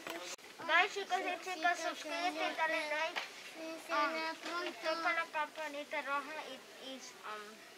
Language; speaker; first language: Spanish; early bilingual, heritage; Spanish